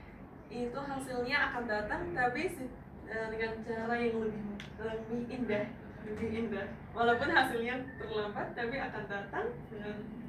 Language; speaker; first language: Indonesian; non-native, fluent; Arabic